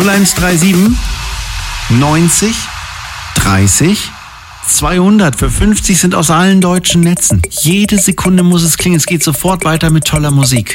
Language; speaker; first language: German; native; German